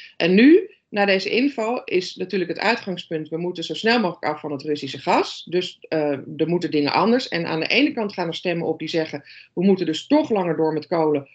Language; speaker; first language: Dutch; native; Dutch